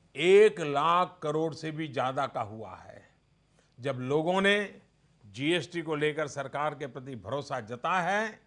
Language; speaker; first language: Hindi; non-native, local second language; Gujarati